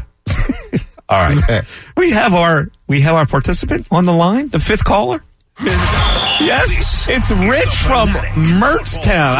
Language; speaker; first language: English; native; English